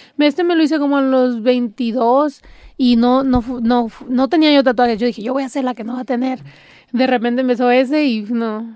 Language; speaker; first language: Spanish; early bilingual, heritage; Spanish